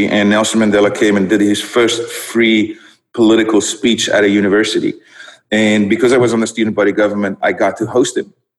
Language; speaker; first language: English; non-native, local second language; Dutch